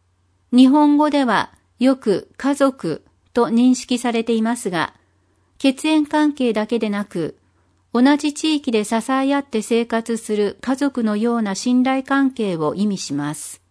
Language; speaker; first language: Japanese; non-native, fluent; English